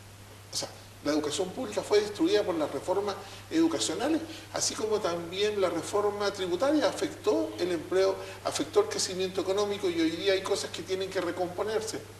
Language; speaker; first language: Spanish; native; Spanish